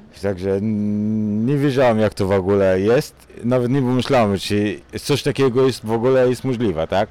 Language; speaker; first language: Polish; non-native, learner; Arabic